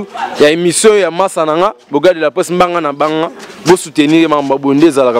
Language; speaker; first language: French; non-native, local second language; Lingala